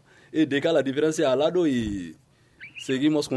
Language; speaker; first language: Spanish; non-native, learner; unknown